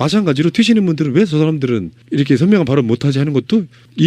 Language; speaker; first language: Korean; native; Korean